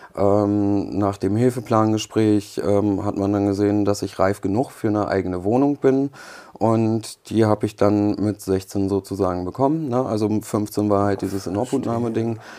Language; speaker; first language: German; early bilingual, other home language; Polish